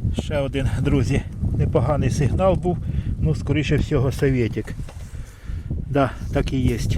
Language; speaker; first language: Ukrainian; non-native, local second language; Russian